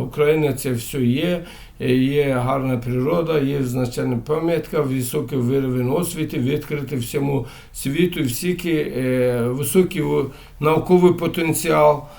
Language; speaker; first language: Ukrainian; non-native, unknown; Azerbaijani